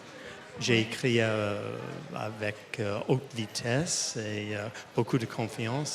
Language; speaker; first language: French; non-native, fluent; English